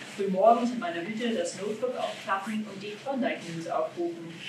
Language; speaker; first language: German; non-native, fluent; English